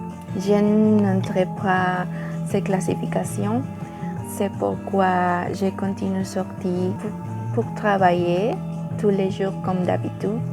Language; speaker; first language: French; non-native, learner; Spanish